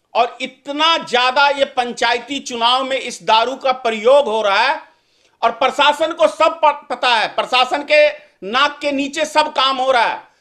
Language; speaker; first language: Hindi; native; Hindi